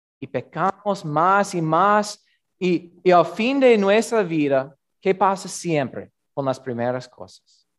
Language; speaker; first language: Spanish; non-native, learner; English